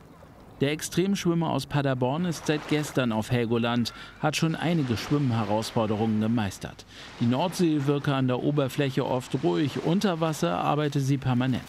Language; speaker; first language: German; native; German